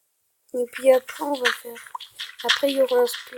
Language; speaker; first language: French; native; French